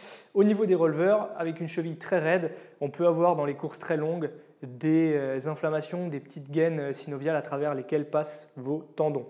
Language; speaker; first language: French; native; French